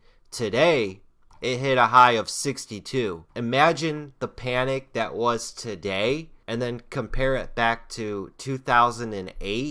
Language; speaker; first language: English; native; English